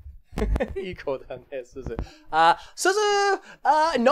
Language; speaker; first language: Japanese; non-native, learner; English